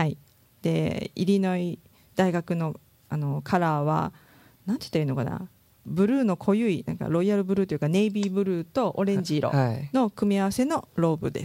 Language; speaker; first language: Japanese; native; Japanese